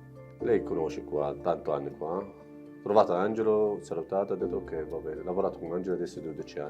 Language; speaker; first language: Italian; non-native, learner; Arabic